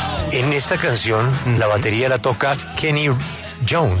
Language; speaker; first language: Spanish; native; Spanish